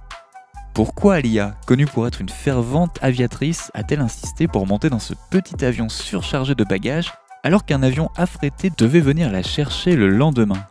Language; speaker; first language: French; native; French